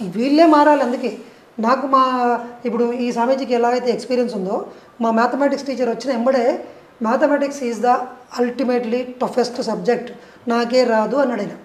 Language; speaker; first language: Telugu; native; Telugu